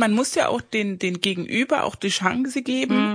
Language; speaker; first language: German; non-native, fluent; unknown